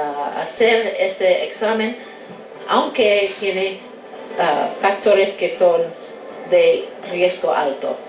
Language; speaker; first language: Spanish; non-native, fluent; English